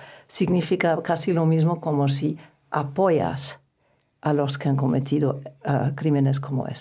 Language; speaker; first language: Spanish; non-native, fluent; German